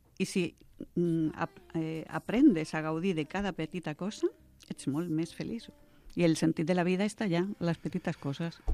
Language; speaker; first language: Catalan; non-native, local second language; Spanish